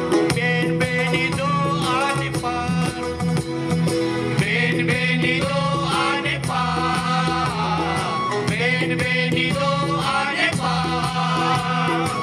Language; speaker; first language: Spanish; non-native, learner; Nepali